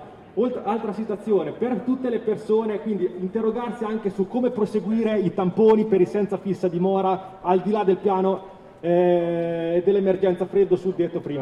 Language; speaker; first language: Italian; native; Italian